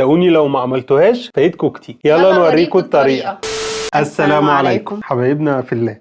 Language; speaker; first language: Arabic; native; Arabic